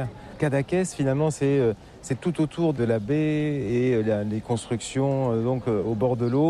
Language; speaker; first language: French; native; French